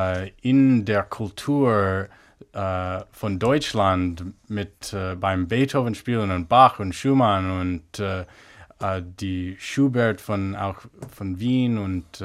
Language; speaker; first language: German; non-native, fluent; English